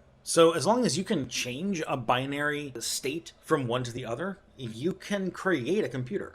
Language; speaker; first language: English; native; English